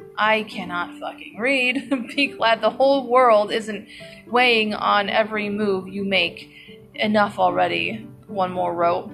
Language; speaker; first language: English; native; English